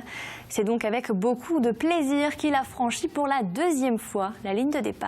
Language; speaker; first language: French; native; French